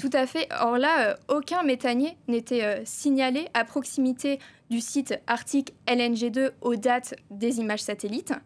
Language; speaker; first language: French; native; French